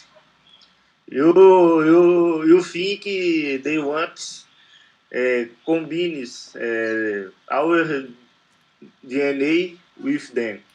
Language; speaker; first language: English; non-native, learner; Portuguese